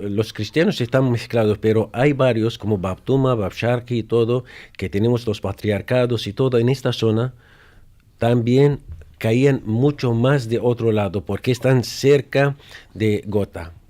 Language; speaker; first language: Spanish; non-native, fluent; Arabic